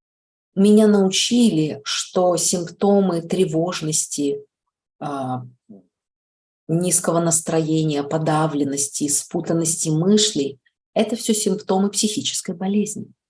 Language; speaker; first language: Russian; native; Russian